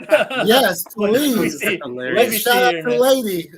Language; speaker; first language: English; native; English